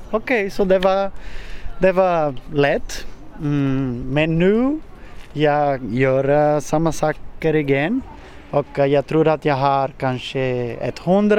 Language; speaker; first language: Swedish; non-native, learner; Portuguese